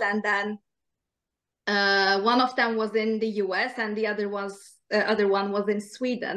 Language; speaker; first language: English; non-native, fluent; Turkish